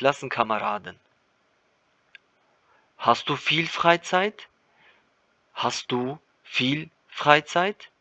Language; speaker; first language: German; non-native, fluent; Turkish